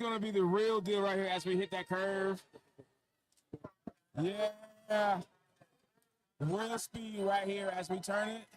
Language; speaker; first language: English; native; English